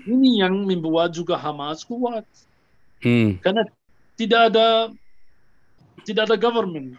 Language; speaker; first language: Indonesian; non-native, fluent; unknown